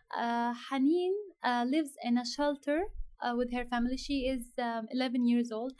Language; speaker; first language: English; non-native, fluent; Arabic